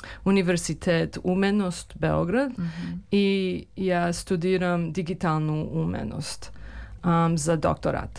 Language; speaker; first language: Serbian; early bilingual, heritage; English